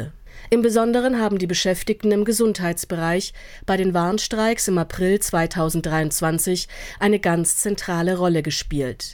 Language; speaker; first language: German; native; German